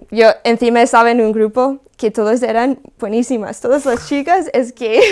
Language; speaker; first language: Spanish; non-native, fluent; English